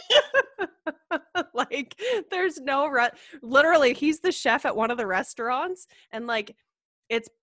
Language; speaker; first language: English; native; English